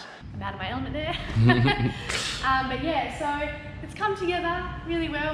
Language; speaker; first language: English; native; English